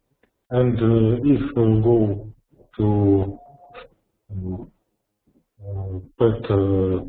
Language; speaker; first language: English; non-native, learner; Russian